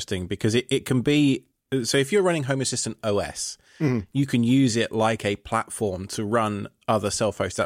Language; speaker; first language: English; native; English